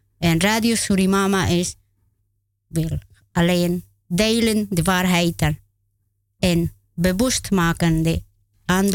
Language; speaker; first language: Dutch; non-native, learner; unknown